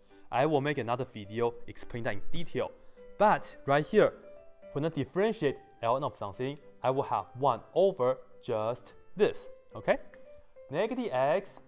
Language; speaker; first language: English; non-native, fluent; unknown